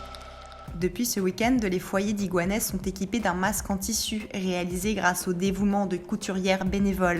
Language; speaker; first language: French; native; French